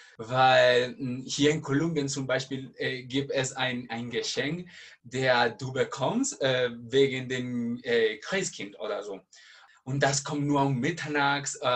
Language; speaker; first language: German; non-native, learner; Spanish